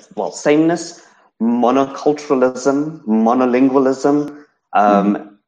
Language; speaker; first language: English; native; English